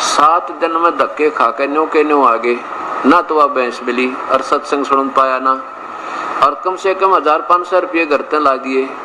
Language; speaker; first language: Hindi; non-native, local second language; Haryanvi